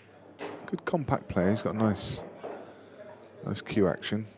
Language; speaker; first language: English; native; English